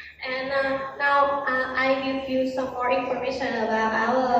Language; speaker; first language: English; non-native, learner; Vietnamese